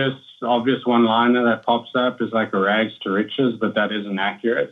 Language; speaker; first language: English; native; English